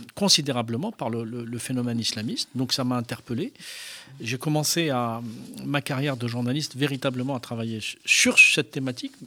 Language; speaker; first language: French; non-native, local second language; Arabic